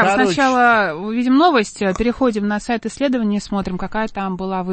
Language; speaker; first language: Russian; native; Russian